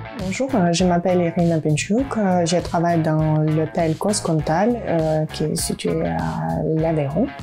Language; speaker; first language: French; non-native, fluent; Ukrainian